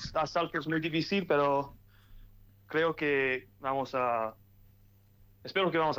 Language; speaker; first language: Spanish; early bilingual, heritage; English